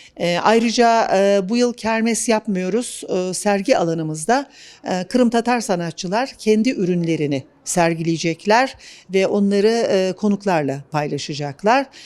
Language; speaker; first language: Turkish; native; Turkish